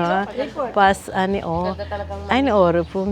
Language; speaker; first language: German; non-native, fluent; Filipino